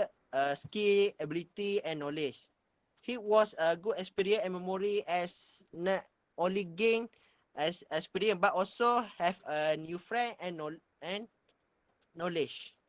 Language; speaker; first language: English; non-native, local second language; Malay